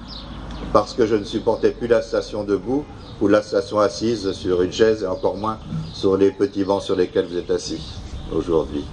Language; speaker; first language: French; native; French